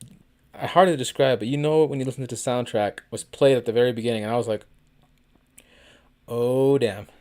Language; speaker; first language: English; native; English